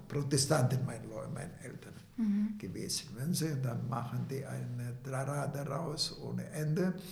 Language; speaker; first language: German; non-native, fluent; Italian